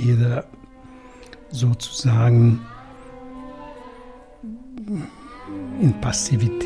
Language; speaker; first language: German; non-native, fluent; Russian